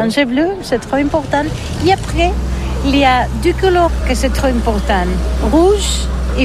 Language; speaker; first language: French; non-native, learner; Catalan